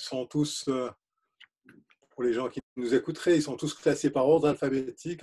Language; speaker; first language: French; native; French